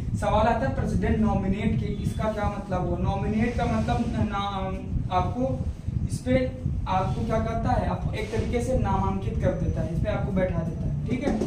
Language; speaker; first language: Hindi; native; Hindi